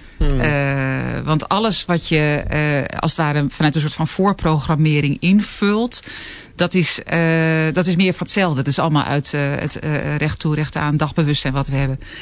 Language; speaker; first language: Dutch; native; Dutch